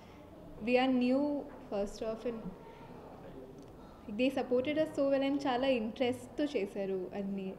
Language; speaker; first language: Telugu; non-native, fluent; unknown